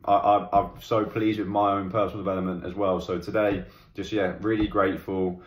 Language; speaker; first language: English; native; English